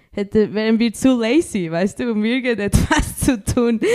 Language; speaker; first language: German; non-native, fluent; Spanish